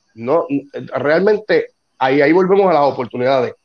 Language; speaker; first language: Spanish; native; Spanish